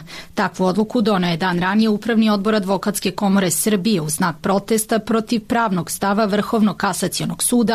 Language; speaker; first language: Serbian; native; Serbian